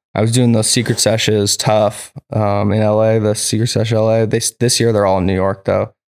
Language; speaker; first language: English; native; English